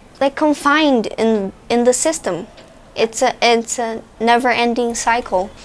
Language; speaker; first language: English; non-native, fluent; Portuguese